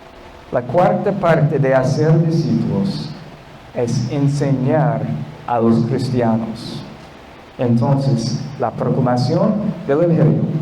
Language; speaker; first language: Spanish; non-native, fluent; English